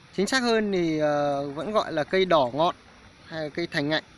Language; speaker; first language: Vietnamese; native; Vietnamese